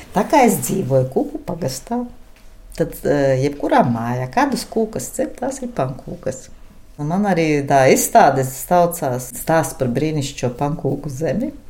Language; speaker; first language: Latvian; native; Latvian